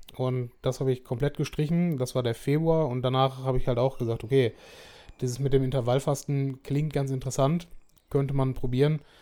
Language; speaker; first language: German; native; German